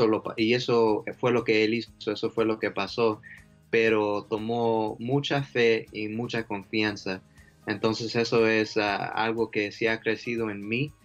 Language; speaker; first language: Spanish; early bilingual, heritage; Spanish